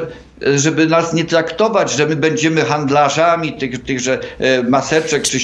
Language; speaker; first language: Polish; native; Polish